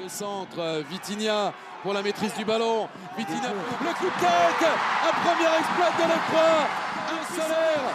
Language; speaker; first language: French; native; French